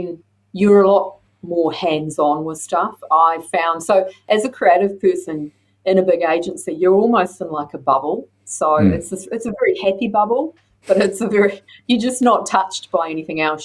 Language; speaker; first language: English; native; English